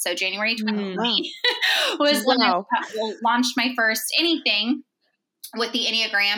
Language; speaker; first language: English; native; English